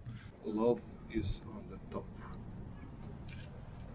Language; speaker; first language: English; non-native, fluent; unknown